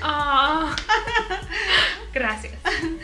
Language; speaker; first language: Spanish; non-native, learner; English